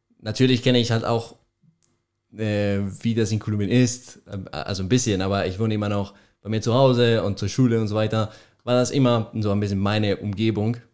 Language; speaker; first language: German; non-native, fluent; Spanish